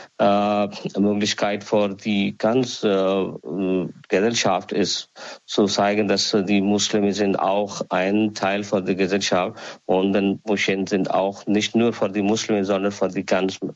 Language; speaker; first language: German; non-native, learner; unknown